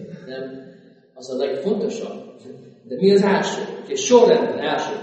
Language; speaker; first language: Hungarian; non-native, fluent; English